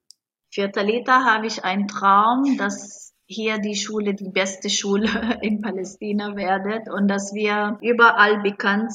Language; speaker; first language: German; non-native, fluent; Arabic